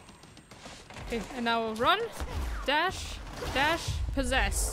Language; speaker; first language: English; non-native, fluent; German